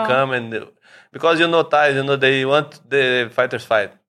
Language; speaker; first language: English; non-native, learner; Portuguese